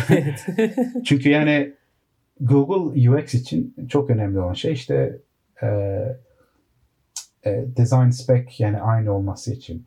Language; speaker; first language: Turkish; early bilingual, heritage; Turkish